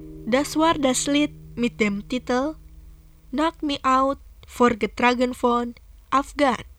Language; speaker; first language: German; non-native, fluent; Indonesian